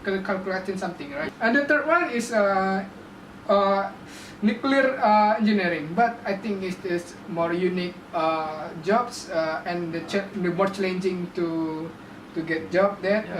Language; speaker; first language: English; non-native, learner; Indonesian